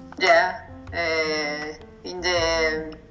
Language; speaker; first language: English; non-native, learner; Spanish